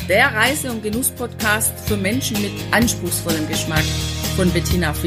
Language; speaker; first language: German; native; German